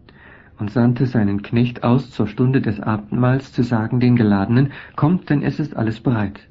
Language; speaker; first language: German; native; German